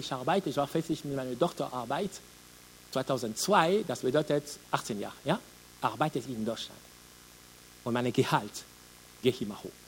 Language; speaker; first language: German; non-native, learner; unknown